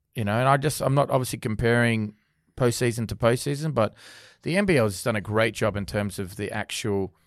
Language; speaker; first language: English; native; English